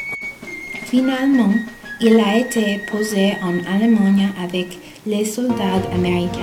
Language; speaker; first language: French; non-native, learner; English